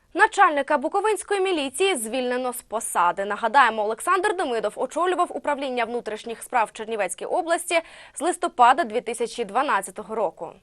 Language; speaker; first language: Ukrainian; native; Ukrainian